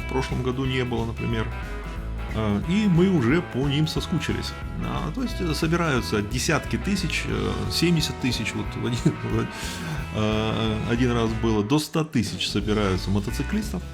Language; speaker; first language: Russian; native; Russian